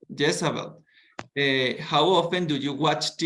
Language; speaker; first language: English; non-native, fluent; Spanish